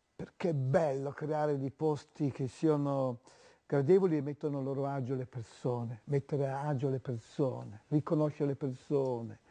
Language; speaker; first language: Italian; native; Italian